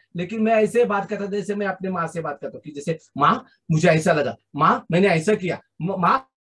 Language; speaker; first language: Hindi; non-native, local second language; Marathi